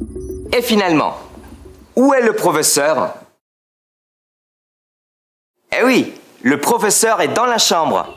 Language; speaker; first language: French; non-native, fluent; Spanish